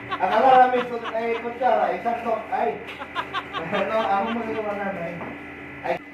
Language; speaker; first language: Filipino; non-native, local second language; Iloko